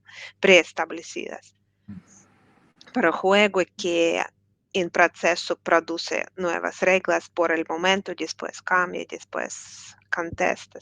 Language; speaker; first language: Spanish; non-native, fluent; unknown